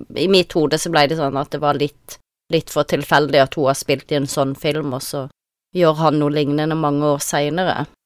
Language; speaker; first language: Norwegian; native; Norwegian